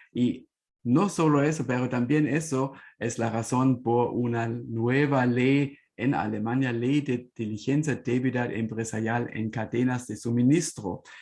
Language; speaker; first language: Spanish; non-native, fluent; German